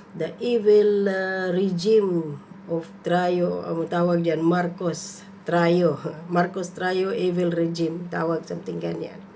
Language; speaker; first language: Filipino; non-native, local second language; Cebuano